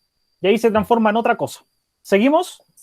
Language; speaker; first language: Spanish; native; Spanish